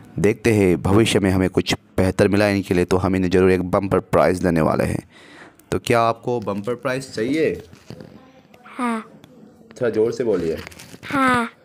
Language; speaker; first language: Hindi; native; Hindi